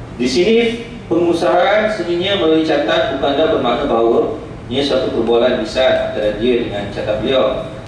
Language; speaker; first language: Malay; non-native, local second language; Central Dusun